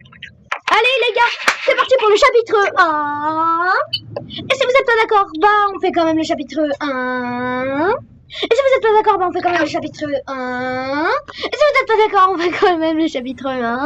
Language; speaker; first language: French; native; French